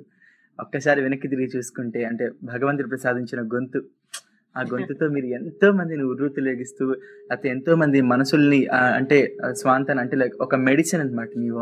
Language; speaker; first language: Telugu; native; Telugu